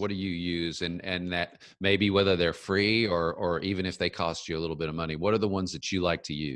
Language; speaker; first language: English; native; English